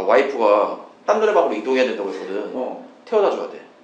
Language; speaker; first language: Korean; native; Korean